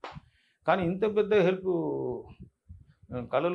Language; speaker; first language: Telugu; non-native, local second language; Tamil